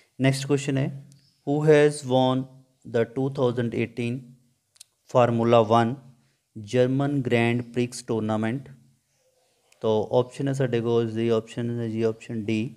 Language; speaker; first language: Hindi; non-native, local second language; Punjabi